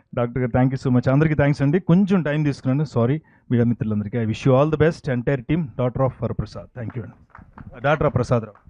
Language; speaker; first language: Telugu; native; Telugu